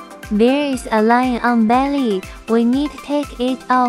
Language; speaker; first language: English; non-native, learner; Chinese